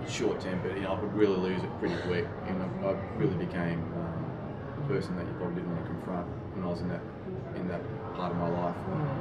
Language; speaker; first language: English; native; English